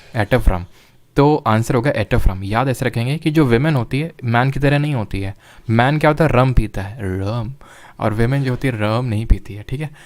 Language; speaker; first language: Hindi; native; Hindi